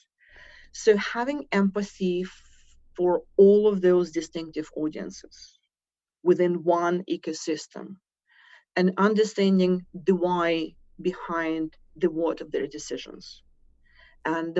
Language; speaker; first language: English; non-native, fluent; Russian